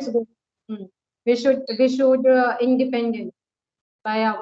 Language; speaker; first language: English; non-native, local second language; Hindi